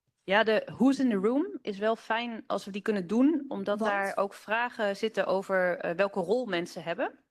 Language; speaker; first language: Dutch; native; Dutch